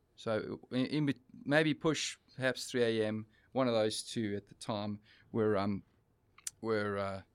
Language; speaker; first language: English; native; English